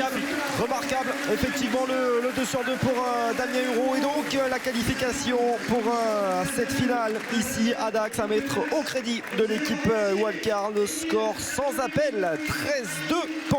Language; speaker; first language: French; native; French